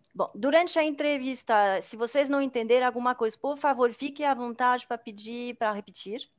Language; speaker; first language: Portuguese; non-native, fluent; French